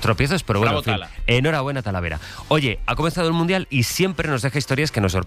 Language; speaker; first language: Spanish; native; Spanish